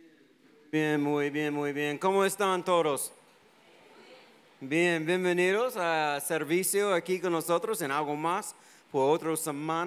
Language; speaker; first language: Spanish; non-native, fluent; English